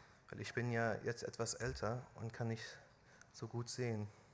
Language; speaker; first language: German; early bilingual, other home language; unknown